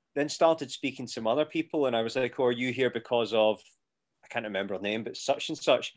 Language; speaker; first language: English; native; English